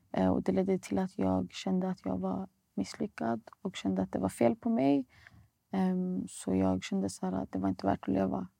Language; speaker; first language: Swedish; early bilingual, other home language; Somali